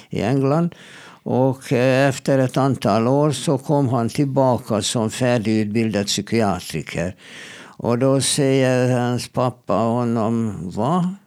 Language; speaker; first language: Swedish; non-native, fluent; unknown